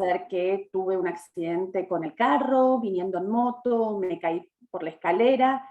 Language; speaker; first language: Spanish; native; Spanish